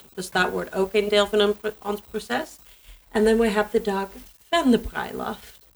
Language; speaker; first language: Dutch; non-native, learner; English